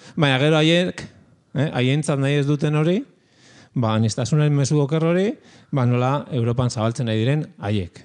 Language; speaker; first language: Basque; native; Basque